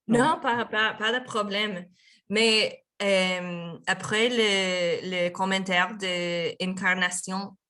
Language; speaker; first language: French; non-native, learner; Spanish